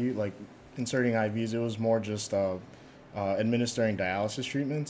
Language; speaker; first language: English; native; English